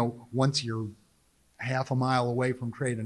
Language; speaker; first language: English; native; English